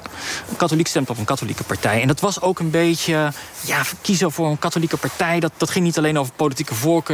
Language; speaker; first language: Dutch; native; Dutch